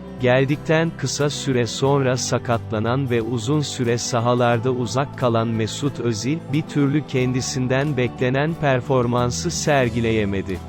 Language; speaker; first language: Turkish; native; Turkish